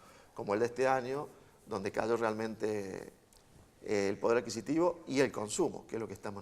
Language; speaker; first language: Spanish; native; Spanish